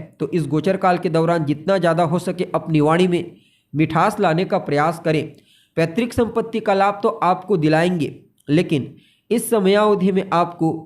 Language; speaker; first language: Hindi; native; Hindi